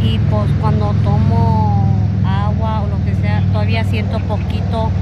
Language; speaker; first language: Spanish; early bilingual, heritage; Spanish